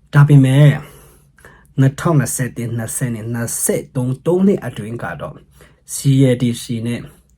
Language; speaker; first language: Burmese; non-native, local second language; Hakha Chin